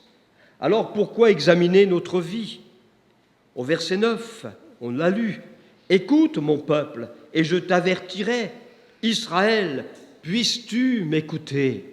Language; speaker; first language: French; native; French